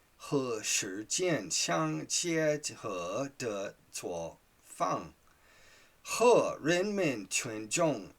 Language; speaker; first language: Chinese; non-native, fluent; English